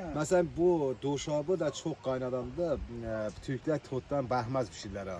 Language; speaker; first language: Azerbaijani; non-native, local second language; Talysh